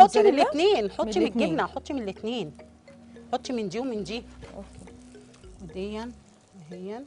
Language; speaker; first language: Arabic; native; Arabic